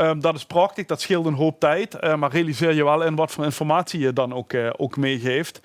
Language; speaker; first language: Dutch; native; Dutch